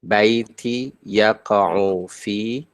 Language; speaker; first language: Arabic; non-native, fluent; Malay